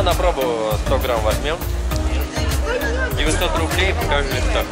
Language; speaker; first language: Russian; native; Russian